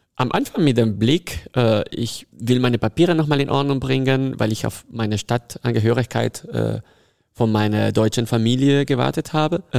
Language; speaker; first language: German; non-native, fluent; Spanish